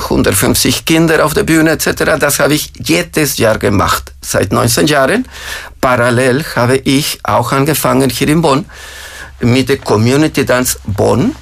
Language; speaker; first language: German; non-native, fluent; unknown